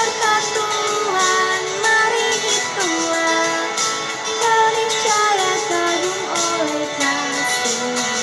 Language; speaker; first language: Indonesian; native; Indonesian